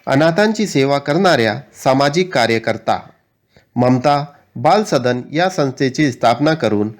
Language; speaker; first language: Marathi; non-native, local second language; Urdu